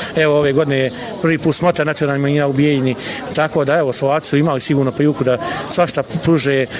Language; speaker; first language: Bosnian; non-native, local second language; Slovak